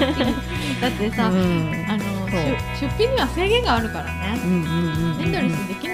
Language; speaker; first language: Japanese; native; Japanese